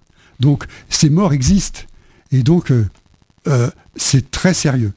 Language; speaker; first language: French; native; French